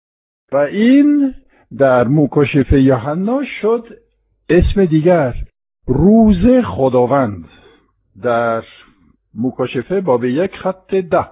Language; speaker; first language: Persian; non-native, fluent; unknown